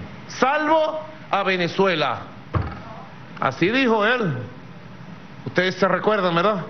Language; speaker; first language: Spanish; native; Spanish